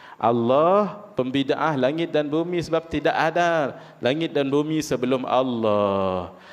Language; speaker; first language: Malay; native; Malay